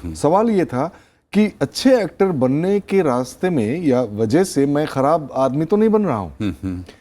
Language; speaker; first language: Hindi; non-native, local second language; Assamese